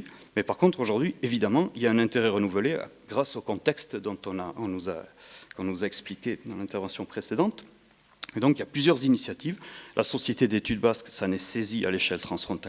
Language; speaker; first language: French; native; French